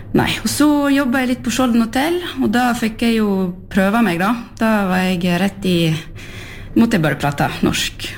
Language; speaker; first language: Norwegian; early bilingual, heritage; French